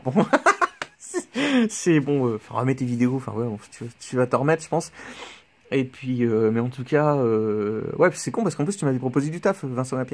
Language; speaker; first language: French; native; French